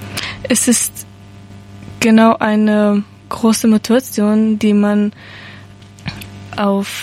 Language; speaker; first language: German; non-native, learner; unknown